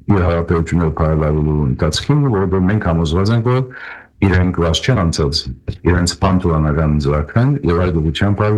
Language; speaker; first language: Armenian; early bilingual, heritage; Armenian